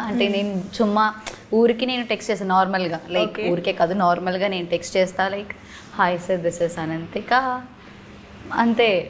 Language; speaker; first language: Telugu; non-native, learner; Malayalam